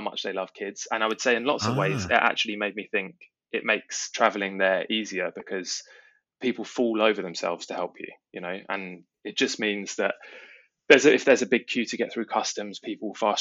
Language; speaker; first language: English; native; English